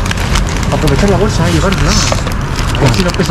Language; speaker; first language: Spanish; native; Spanish